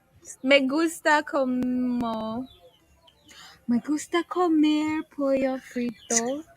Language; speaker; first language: Spanish; non-native, learner; English